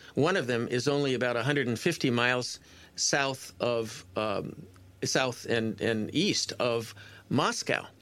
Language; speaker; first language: English; native; English